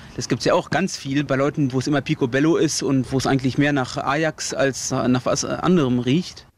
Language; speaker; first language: German; native; German